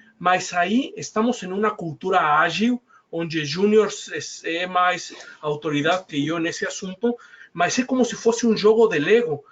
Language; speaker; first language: Portuguese; non-native, fluent; Spanish